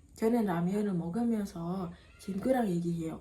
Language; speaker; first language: Korean; non-native, learner; Indonesian